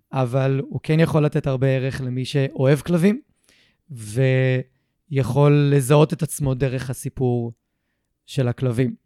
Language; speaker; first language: Hebrew; native; Hebrew